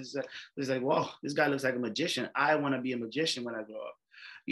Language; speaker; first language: English; non-native, fluent; French